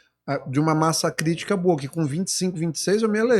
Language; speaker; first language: Portuguese; native; Portuguese